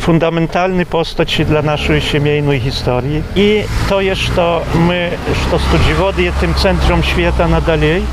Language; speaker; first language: Polish; non-native, local second language; Belarusian